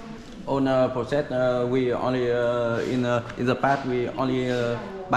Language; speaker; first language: English; non-native, learner; Vietnamese